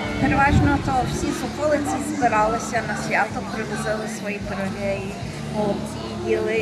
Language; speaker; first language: Ukrainian; early bilingual, heritage; Ukrainian